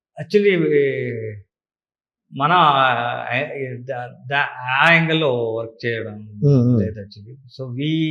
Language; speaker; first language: Telugu; non-native, learner; Kannada